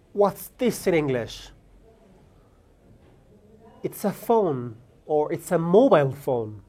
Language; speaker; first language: English; non-native, fluent; Amharic